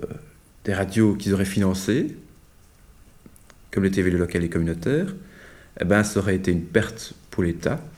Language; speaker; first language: French; native; French